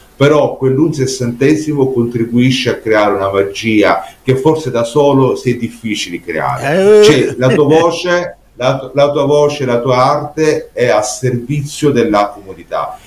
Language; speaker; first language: Italian; native; Italian